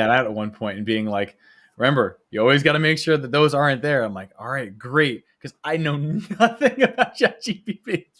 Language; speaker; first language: English; native; English